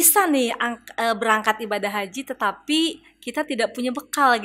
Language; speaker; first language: Indonesian; native; Indonesian